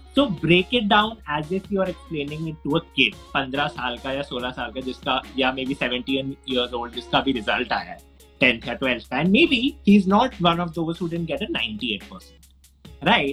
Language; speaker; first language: English; non-native, local second language; Hindi